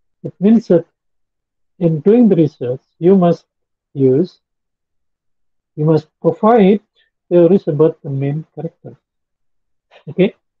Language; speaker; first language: English; non-native, fluent; Indonesian